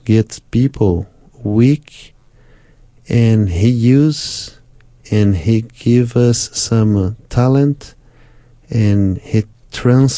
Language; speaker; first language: English; non-native, fluent; Portuguese